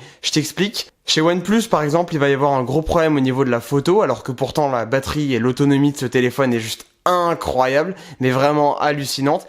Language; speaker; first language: French; native; French